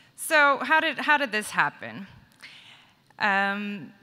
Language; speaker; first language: English; native; English